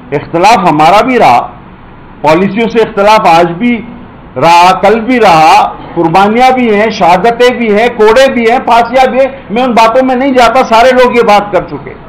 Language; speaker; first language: Urdu; non-native, local second language; Sindhi